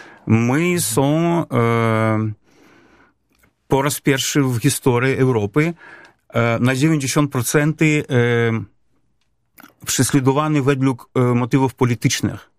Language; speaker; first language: Polish; non-native, fluent; Belarusian